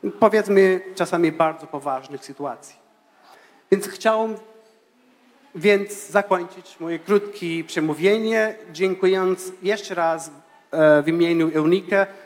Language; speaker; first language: Polish; non-native, fluent; Portuguese